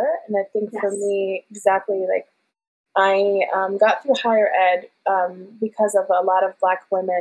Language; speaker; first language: English; early bilingual, other home language; Persian